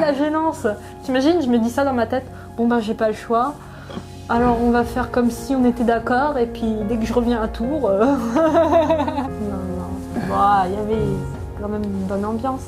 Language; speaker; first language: French; native; French